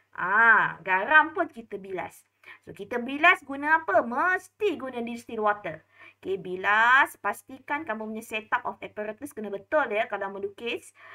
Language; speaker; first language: Malay; native; Malay